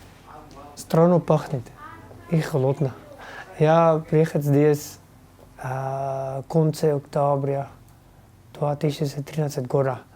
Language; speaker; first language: Russian; non-native, learner; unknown